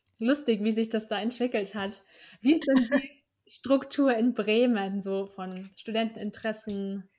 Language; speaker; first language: German; native; German